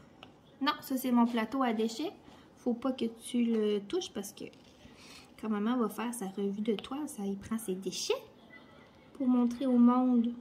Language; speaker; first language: French; native; French